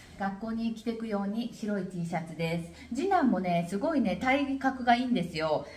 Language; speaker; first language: Japanese; native; Japanese